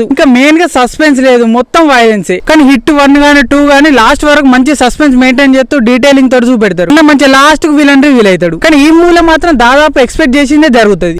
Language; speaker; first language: Telugu; native; Telugu